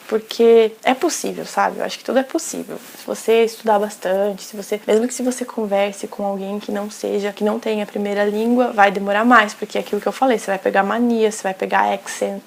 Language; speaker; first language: Portuguese; native; Portuguese